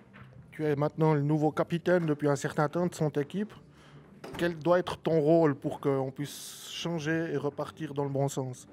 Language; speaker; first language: French; native; French